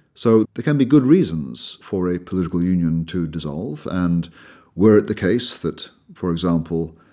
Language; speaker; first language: English; native; English